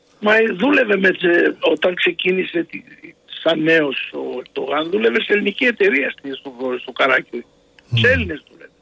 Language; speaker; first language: Greek; early bilingual, heritage; Greek